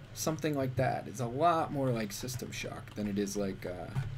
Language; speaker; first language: English; native; English